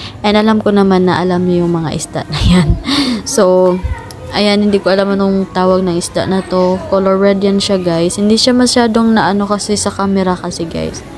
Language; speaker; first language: Filipino; non-native, local second language; Cebuano